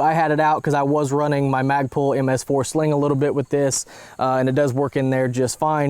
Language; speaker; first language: English; native; English